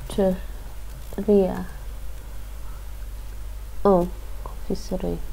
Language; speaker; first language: Spanish; non-native, learner; English